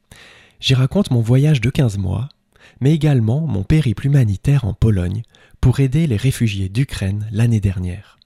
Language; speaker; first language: French; native; French